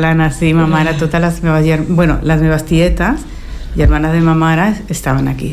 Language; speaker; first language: Catalan; early bilingual, heritage; Spanish